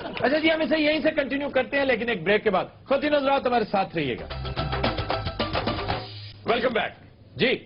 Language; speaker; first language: Urdu; non-native, local second language; Punjabi